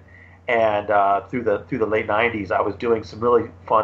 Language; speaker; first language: English; native; English